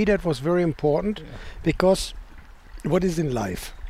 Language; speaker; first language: English; non-native, fluent; German